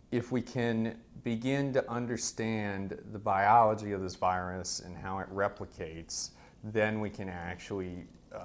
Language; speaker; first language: English; native; English